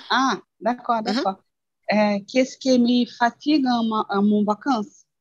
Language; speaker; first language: French; non-native, learner; Portuguese